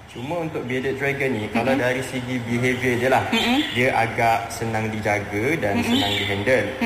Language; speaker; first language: Malay; native; Malay